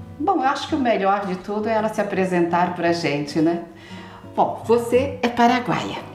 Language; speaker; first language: Portuguese; native; Portuguese